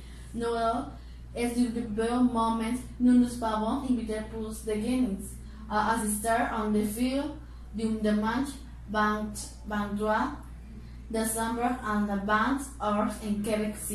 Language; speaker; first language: French; non-native, learner; Spanish